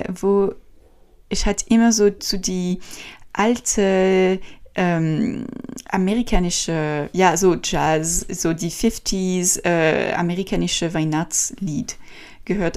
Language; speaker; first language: German; non-native, learner; French